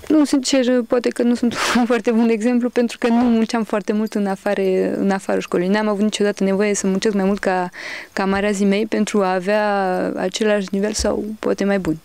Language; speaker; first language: Romanian; early bilingual, heritage; Romanian